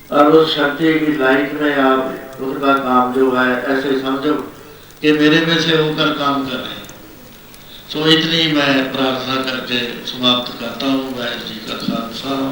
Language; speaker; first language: Hindi; non-native, local second language; Punjabi